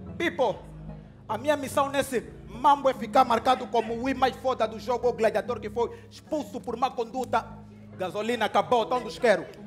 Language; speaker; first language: Portuguese; native; Portuguese